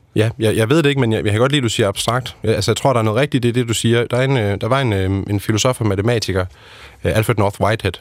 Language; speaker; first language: Danish; native; Danish